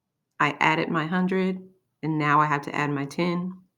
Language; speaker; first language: English; native; English